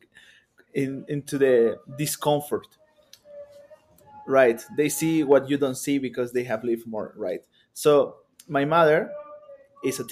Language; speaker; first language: English; non-native, fluent; Spanish